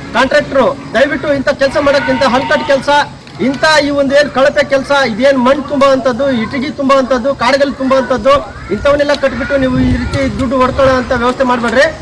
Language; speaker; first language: Kannada; non-native, local second language; Lambadi